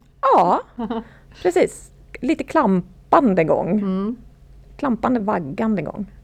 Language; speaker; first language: Swedish; native; Swedish